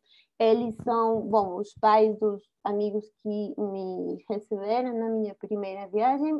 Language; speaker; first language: Portuguese; non-native, fluent; Spanish